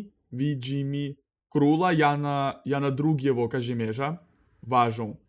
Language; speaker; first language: Polish; non-native, learner; Russian